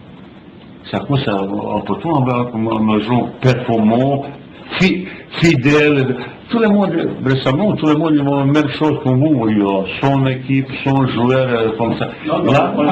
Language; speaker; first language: French; non-native, fluent; Bosnian